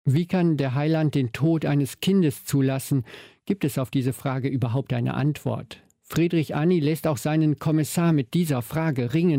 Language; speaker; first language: German; native; German